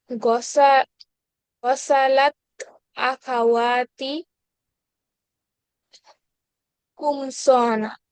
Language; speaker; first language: Arabic; non-native, learner; Bangla